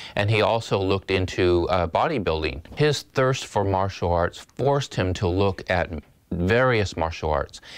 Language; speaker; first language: English; native; English